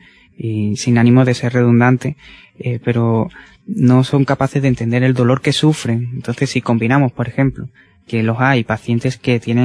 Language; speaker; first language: Spanish; native; Spanish